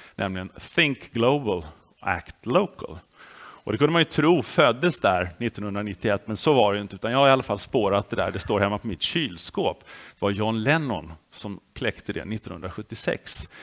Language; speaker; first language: Swedish; native; Swedish